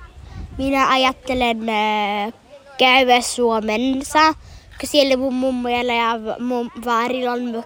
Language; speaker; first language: Finnish; early bilingual, heritage; Finnish